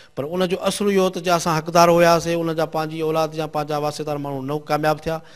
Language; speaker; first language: Sindhi; native; Sindhi